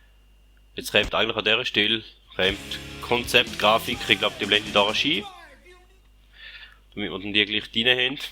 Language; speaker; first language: German; native; German